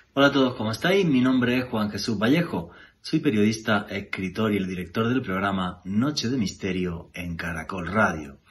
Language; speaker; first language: Spanish; native; Spanish